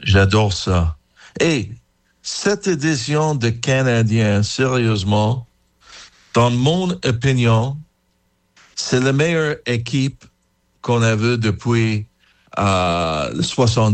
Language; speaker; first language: French; non-native, learner; English